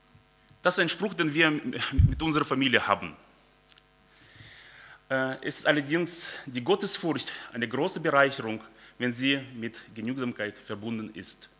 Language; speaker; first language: German; early bilingual, other home language; Russian